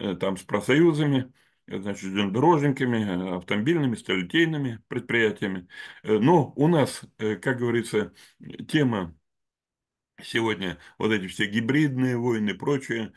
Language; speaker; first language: Russian; native; Russian